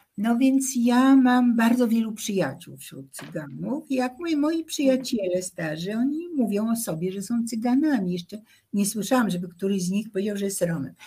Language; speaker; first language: Polish; native; Polish